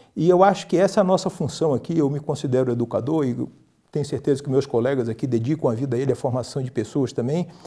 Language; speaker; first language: Portuguese; native; Portuguese